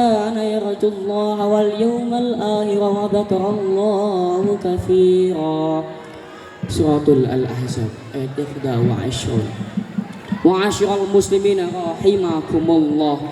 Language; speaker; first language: Arabic; non-native, learner; Indonesian